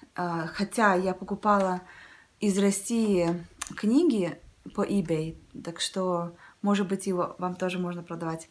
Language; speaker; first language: Russian; early bilingual, heritage; Russian